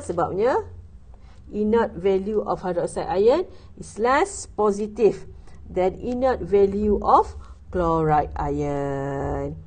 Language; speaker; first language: English; non-native, local second language; Malay